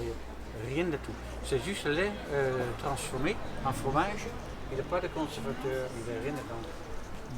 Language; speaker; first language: French; non-native, fluent; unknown